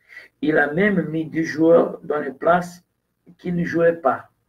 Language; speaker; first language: French; non-native, fluent; Portuguese